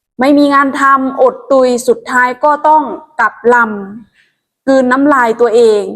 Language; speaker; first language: Thai; non-native, local second language; Lao